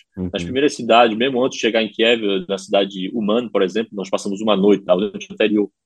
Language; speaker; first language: Portuguese; native; Portuguese